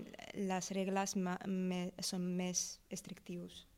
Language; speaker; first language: Catalan; non-native, learner; Russian